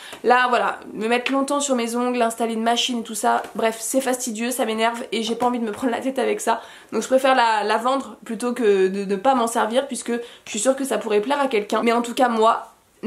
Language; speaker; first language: French; native; French